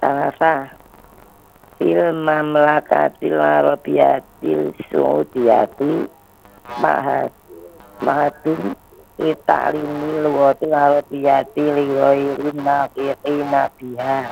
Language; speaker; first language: Arabic; non-native, learner; Indonesian